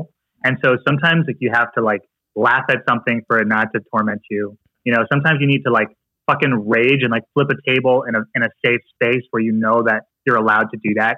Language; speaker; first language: English; native; English